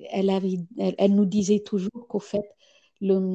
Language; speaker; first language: French; non-native, fluent; Amharic